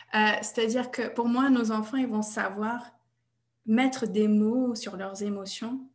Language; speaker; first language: French; non-native, fluent; English